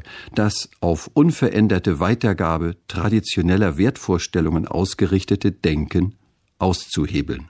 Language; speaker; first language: German; native; German